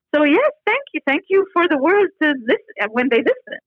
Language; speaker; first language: English; non-native, fluent; Arabic